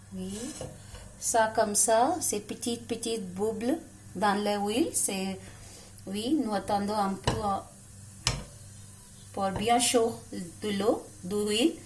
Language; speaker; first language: French; non-native, learner; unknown